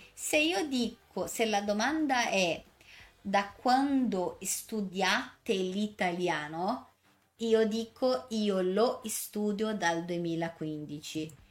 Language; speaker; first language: Italian; non-native, fluent; Portuguese